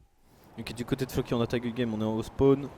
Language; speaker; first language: French; native; French